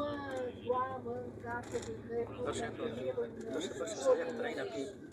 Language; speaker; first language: French; non-native, fluent; Romanian